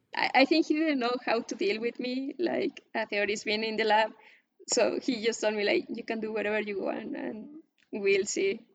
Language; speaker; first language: English; non-native, fluent; Spanish